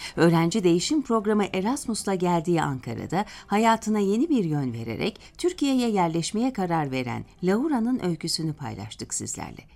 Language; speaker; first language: Turkish; native; Turkish